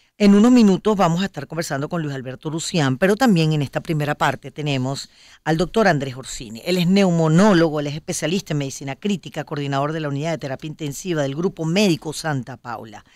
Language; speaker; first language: Spanish; native; Spanish